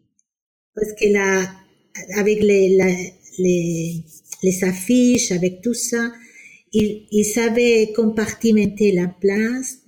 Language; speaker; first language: French; non-native, fluent; Spanish